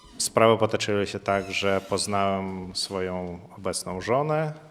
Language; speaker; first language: Polish; non-native, fluent; Russian